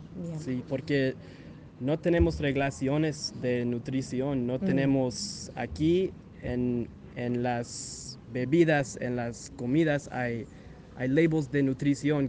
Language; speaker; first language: Spanish; non-native, learner; English